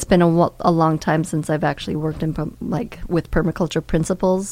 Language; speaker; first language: English; native; English